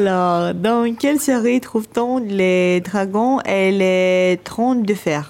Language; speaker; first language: French; non-native, learner; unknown